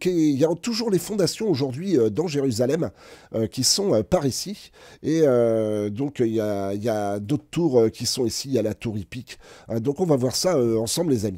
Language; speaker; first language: French; native; French